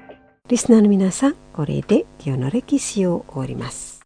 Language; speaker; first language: Japanese; non-native, fluent; Indonesian